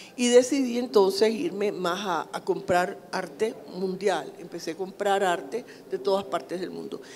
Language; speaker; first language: Spanish; native; Spanish